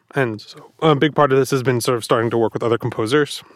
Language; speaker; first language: English; native; English